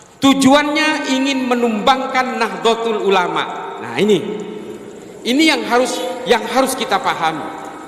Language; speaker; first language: Indonesian; non-native, local second language; Madurese